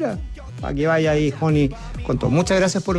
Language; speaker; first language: Spanish; native; Spanish